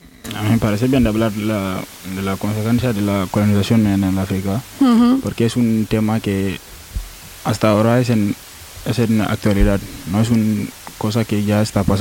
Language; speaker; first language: Spanish; non-native, learner; Wolof